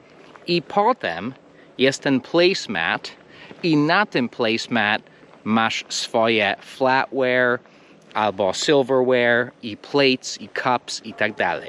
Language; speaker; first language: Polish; non-native, fluent; English